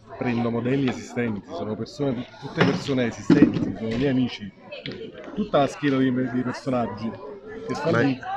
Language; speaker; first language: Italian; native; Italian